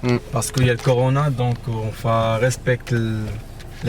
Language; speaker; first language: French; non-native, learner; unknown